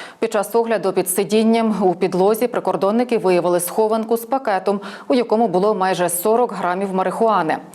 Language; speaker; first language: Ukrainian; native; Ukrainian